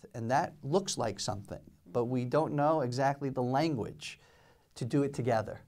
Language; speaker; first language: English; native; English